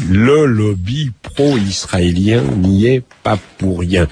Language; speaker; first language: French; native; French